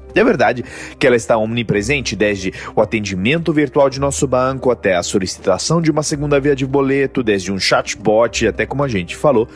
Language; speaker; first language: Portuguese; non-native, fluent; Italian